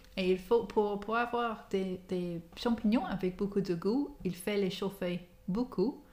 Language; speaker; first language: French; non-native, fluent; English